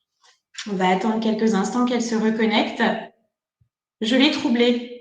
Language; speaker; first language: French; native; French